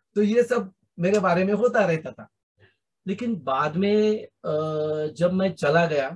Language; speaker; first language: Hindi; non-native, local second language; Marathi